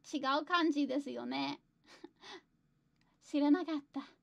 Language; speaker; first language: Japanese; non-native, learner; English